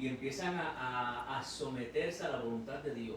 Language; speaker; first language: Spanish; native; Spanish